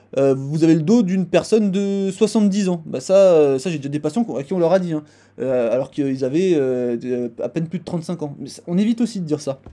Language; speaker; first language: French; native; French